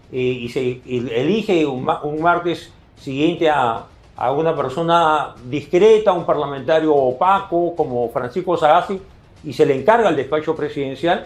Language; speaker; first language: Spanish; native; Spanish